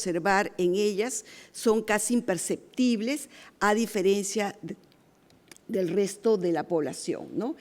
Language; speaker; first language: Spanish; native; Spanish